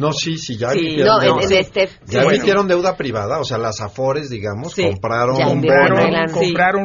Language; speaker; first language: Spanish; native; Spanish